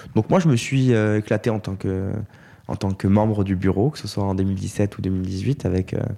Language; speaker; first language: French; native; French